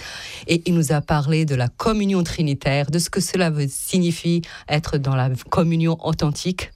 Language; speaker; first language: French; non-native, fluent; Serbian